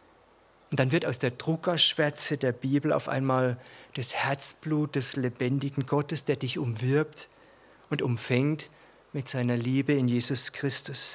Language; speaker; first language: German; native; German